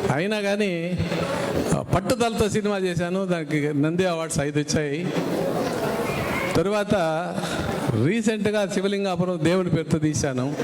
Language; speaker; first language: Telugu; native; Telugu